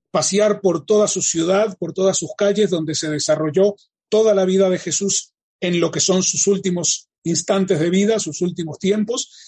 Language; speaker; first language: Spanish; native; Spanish